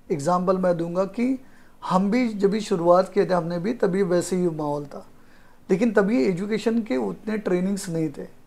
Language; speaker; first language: Hindi; non-native, local second language; Marathi